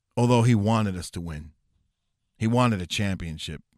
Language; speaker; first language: English; native; English